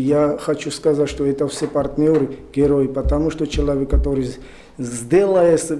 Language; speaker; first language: Russian; non-native, learner; Georgian